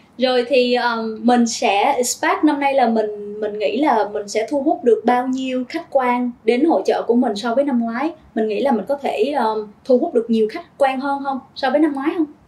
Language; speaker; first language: Vietnamese; early bilingual, heritage; Vietnamese